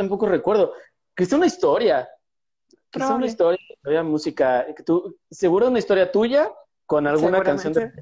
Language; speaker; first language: Spanish; native; Spanish